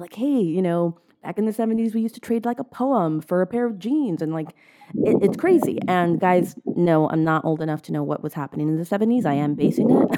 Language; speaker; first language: English; native; English